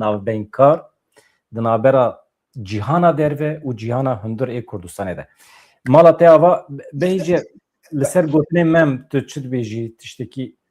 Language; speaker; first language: Kurdish; native; Kurdish